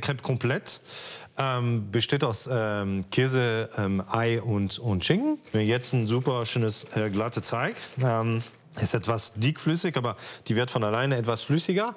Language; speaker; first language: German; non-native, fluent; French